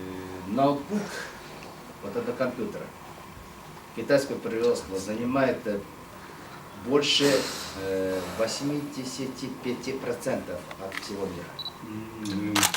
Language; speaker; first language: Russian; non-native, fluent; Chinese